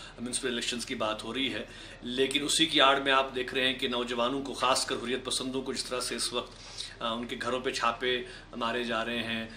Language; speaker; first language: Urdu; non-native, local second language; Kashmiri